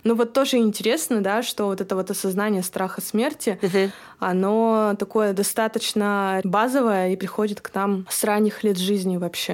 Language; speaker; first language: Russian; native; Russian